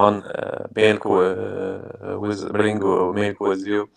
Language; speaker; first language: English; non-native, learner; Arabic